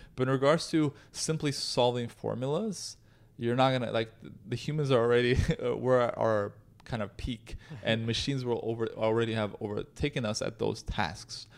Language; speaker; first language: English; native; English